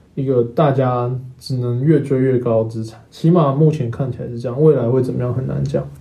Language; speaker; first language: Chinese; native; Chinese